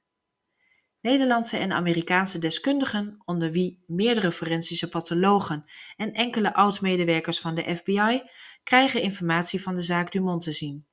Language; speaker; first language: Dutch; native; Dutch